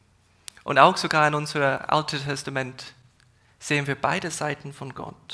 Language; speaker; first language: German; non-native, fluent; English